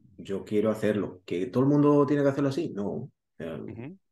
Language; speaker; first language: Spanish; native; Spanish